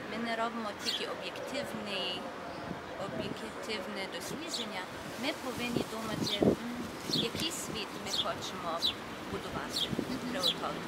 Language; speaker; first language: Ukrainian; early bilingual, heritage; Ukrainian